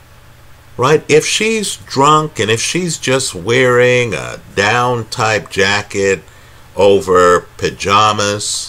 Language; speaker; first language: English; native; English